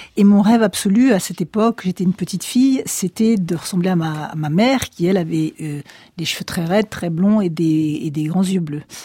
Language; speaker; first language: French; native; French